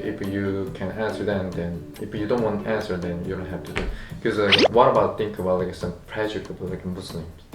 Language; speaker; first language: English; non-native, learner; Korean